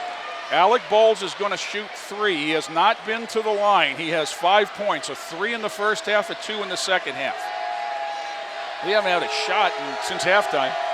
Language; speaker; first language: English; native; English